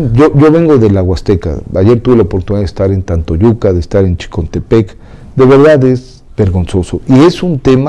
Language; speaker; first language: Spanish; native; Spanish